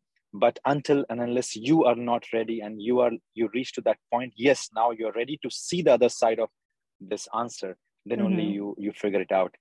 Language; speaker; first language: English; non-native, local second language; Urdu